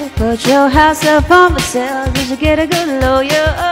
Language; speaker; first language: English; non-native, local second language; Filipino